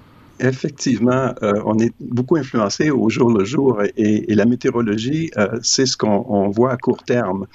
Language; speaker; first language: French; native; French